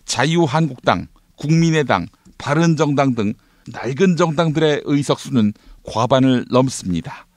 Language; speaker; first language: Korean; native; Korean